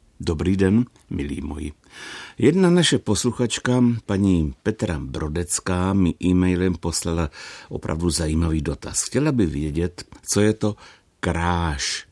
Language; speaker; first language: Czech; native; Czech